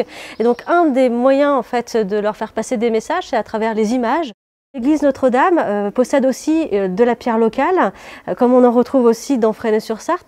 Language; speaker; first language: French; native; French